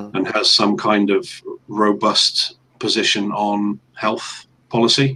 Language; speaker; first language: English; native; English